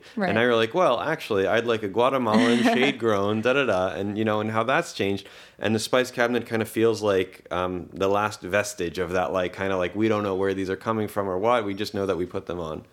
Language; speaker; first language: English; early bilingual, other home language; Hebrew